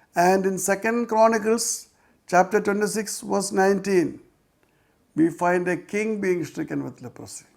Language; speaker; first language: English; non-native, local second language; Malayalam